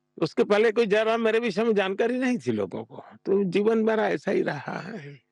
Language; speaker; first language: Hindi; non-native, local second language; Gujarati